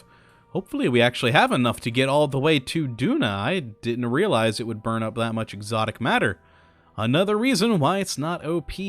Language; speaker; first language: English; native; English